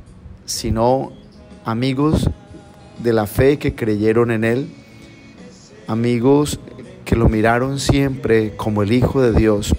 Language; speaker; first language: Spanish; native; Spanish